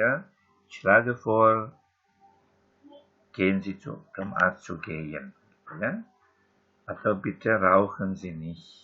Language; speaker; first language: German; non-native, fluent; Indonesian